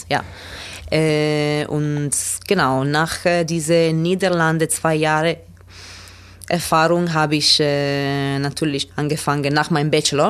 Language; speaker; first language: German; non-native, learner; Italian